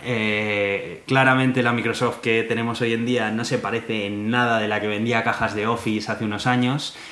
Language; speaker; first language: Spanish; native; Spanish